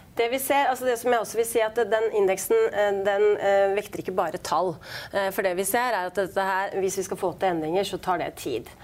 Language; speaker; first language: Norwegian; native; Norwegian